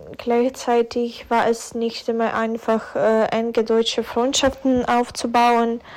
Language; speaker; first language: German; non-native, fluent; Ukrainian